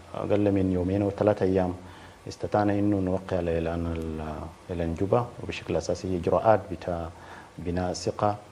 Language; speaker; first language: Arabic; native; Arabic